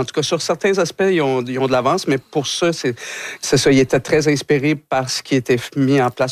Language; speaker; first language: French; native; French